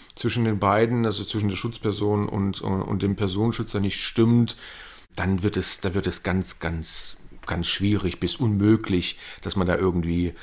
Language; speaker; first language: German; native; German